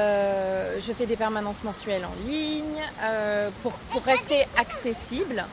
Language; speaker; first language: French; native; French